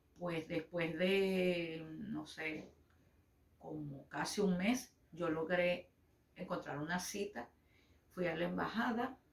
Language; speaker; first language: Spanish; native; Spanish